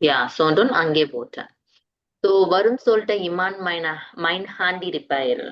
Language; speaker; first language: German; non-native, fluent; Tamil